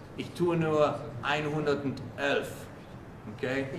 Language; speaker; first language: German; non-native, learner; English